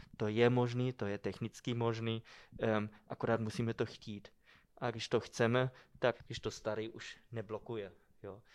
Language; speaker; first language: Czech; non-native, fluent; German